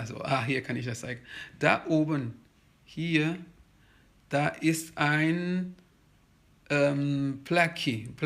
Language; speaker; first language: German; non-native, fluent; Kabuverdianu